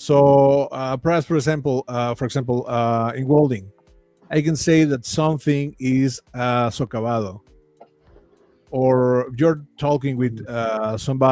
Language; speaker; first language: English; non-native, fluent; Spanish